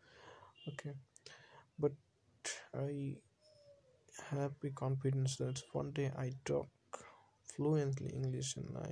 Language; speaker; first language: English; non-native, learner; Bangla